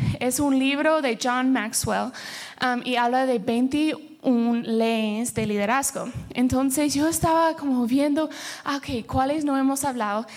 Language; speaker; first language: Spanish; early bilingual, heritage; Spanish